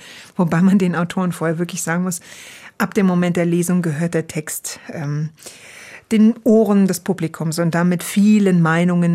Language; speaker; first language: German; native; German